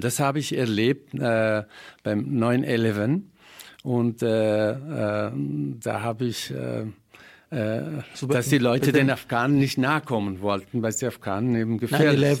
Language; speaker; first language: German; non-native, fluent; Persian